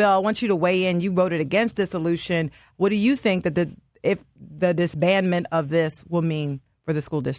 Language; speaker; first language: English; native; English